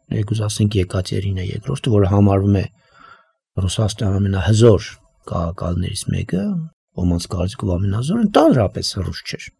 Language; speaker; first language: Armenian; native; Armenian